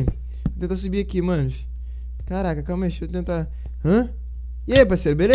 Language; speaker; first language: Portuguese; native; Portuguese